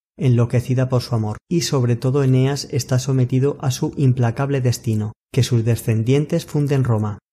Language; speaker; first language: Spanish; native; Spanish